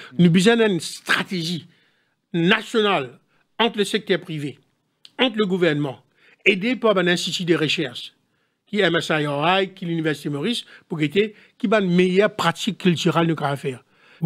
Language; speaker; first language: French; non-native, local second language; Morisyen